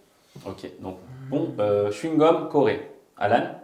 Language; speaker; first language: French; native; French